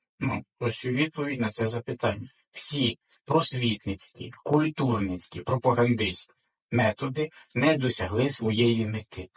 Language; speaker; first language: Ukrainian; native; Ukrainian